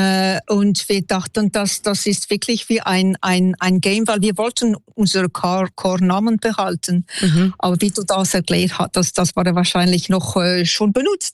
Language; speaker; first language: German; non-native, local second language; French